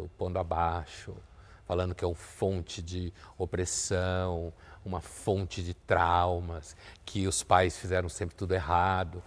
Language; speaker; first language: Portuguese; native; Portuguese